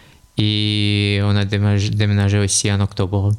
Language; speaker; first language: French; non-native, learner; Russian